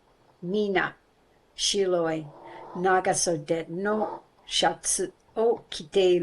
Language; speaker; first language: Japanese; non-native, learner; English